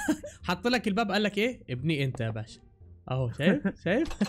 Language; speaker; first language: Arabic; native; Arabic